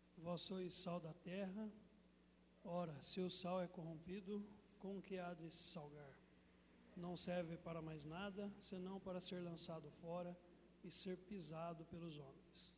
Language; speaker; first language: Portuguese; native; Portuguese